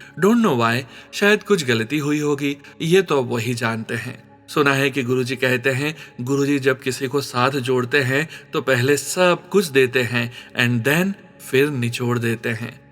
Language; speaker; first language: Hindi; native; Hindi